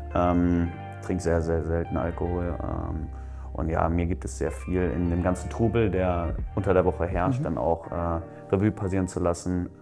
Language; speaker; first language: German; native; German